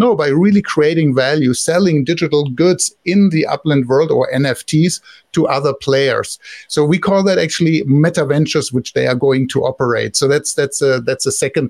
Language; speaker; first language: English; non-native, fluent; German